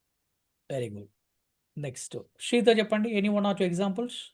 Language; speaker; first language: English; non-native, local second language; Telugu